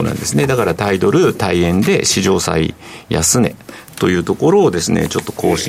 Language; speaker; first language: Japanese; native; Japanese